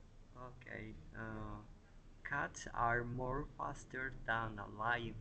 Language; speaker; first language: English; non-native, learner; Spanish